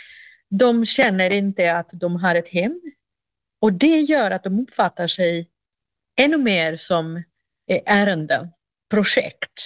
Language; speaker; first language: Swedish; non-native, fluent; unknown